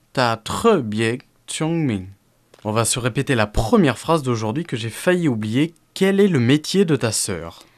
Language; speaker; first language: French; native; French